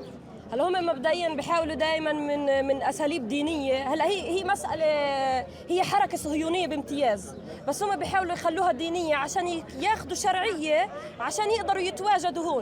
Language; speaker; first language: Arabic; native; Arabic